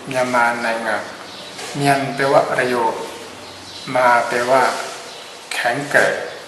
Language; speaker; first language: Thai; non-native, fluent; Burmese